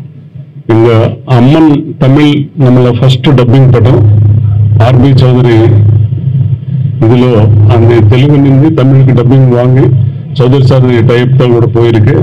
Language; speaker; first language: Tamil; non-native, learner; Telugu